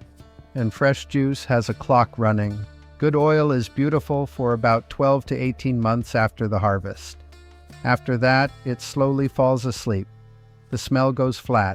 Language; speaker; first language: English; non-native, fluent; Italian